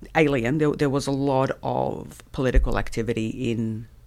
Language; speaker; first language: English; native; English